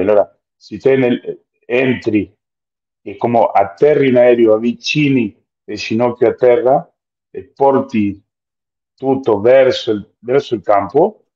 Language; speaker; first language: Italian; non-native, fluent; Spanish